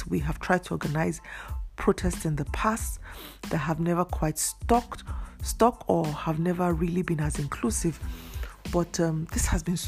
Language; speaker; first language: English; non-native, local second language; Yoruba